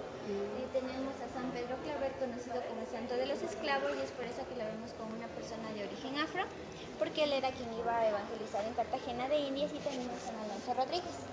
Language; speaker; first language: Spanish; native; Spanish